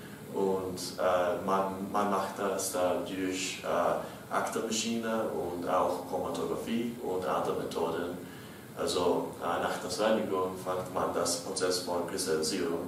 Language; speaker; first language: German; non-native, learner; English